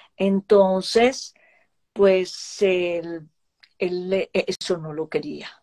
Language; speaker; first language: Spanish; early bilingual, other home language; Hebrew